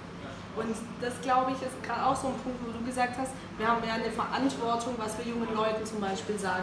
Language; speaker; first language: German; native; German